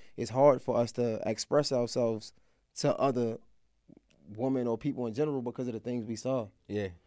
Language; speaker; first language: English; native; English